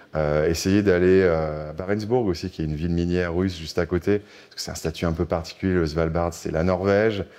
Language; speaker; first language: French; native; French